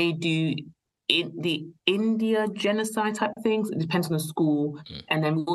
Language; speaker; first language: English; native; English